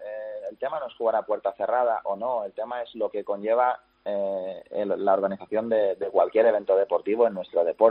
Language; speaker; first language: Spanish; native; Spanish